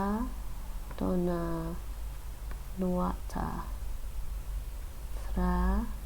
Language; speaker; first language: Italian; non-native, learner; English